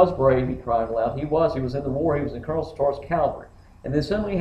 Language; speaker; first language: English; native; English